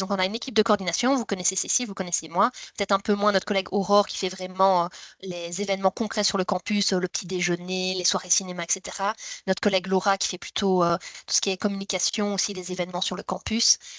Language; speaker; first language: French; native; French